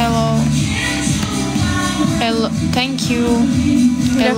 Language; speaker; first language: English; non-native, learner; Slovak